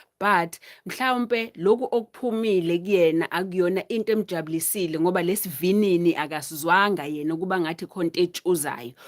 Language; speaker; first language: Zulu; native; Zulu